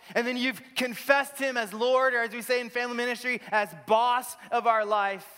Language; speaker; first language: English; native; English